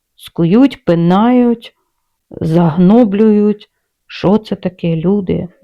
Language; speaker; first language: Ukrainian; non-native, local second language; Russian